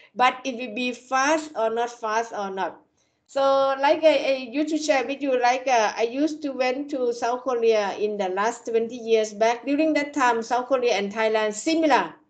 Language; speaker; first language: English; non-native, fluent; Thai